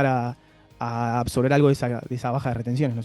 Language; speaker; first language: Spanish; native; Spanish